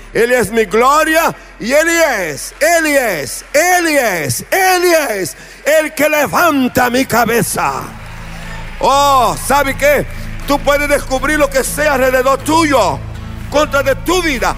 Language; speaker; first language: Spanish; non-native, fluent; Portuguese